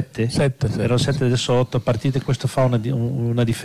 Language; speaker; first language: Italian; non-native, fluent; Portuguese